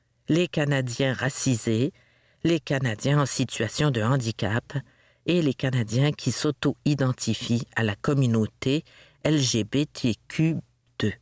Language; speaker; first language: French; native; French